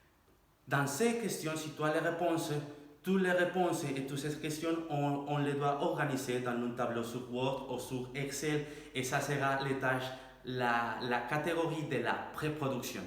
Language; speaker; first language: French; non-native, learner; Spanish